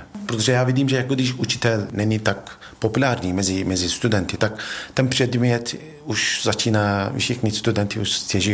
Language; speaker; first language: Czech; non-native, fluent; Turkish